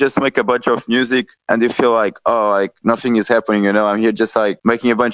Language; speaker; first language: English; non-native, fluent; Portuguese